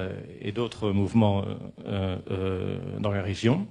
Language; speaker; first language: French; non-native, local second language; Arabic